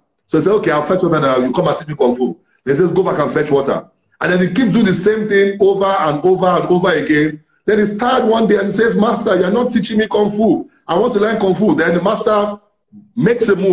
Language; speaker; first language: English; non-native, local second language; Yoruba